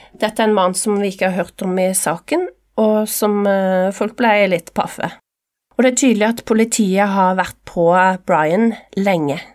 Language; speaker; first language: Norwegian; native; Norwegian